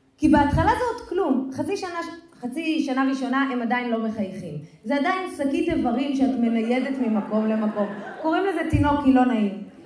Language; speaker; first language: Hebrew; native; Hebrew